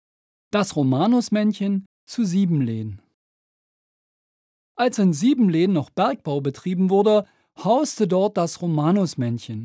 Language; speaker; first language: German; native; German